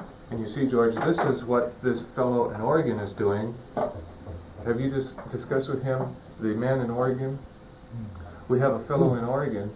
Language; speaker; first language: English; native; English